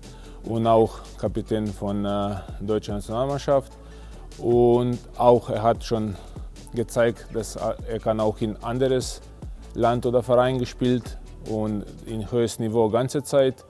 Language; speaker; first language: German; non-native, fluent; Slovenian